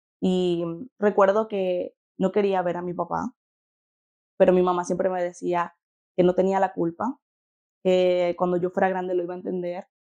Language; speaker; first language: Spanish; native; Spanish